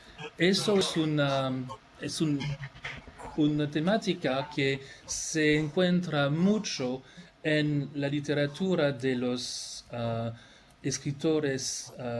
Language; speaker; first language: Spanish; non-native, fluent; French